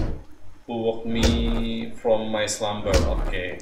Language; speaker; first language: English; non-native, learner; Indonesian